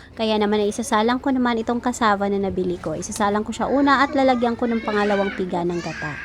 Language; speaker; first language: Filipino; non-native, local second language; Cebuano